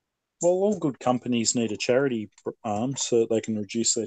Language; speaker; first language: English; native; English